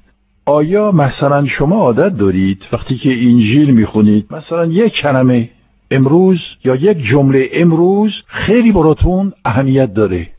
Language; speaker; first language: Persian; non-native, fluent; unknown